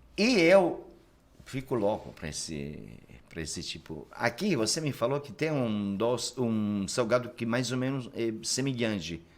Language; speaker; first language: Portuguese; non-native, fluent; Italian